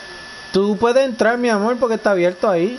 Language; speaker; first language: Spanish; native; Spanish